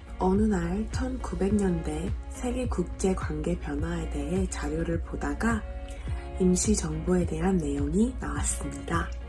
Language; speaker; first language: Korean; non-native, fluent; English